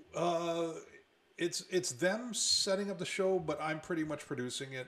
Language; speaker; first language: English; native; English